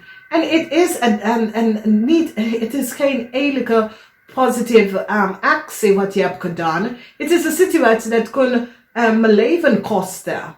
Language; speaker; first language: Dutch; non-native, learner; English